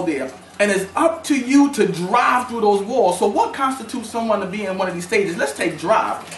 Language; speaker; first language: English; native; English